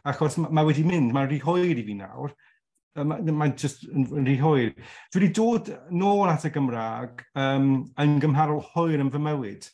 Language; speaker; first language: Welsh; non-native, local second language; English